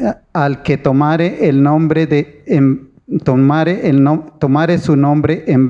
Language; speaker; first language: Spanish; native; Spanish